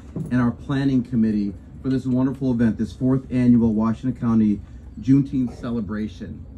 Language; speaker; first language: English; native; English